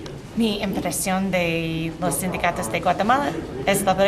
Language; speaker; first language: Spanish; non-native, learner; English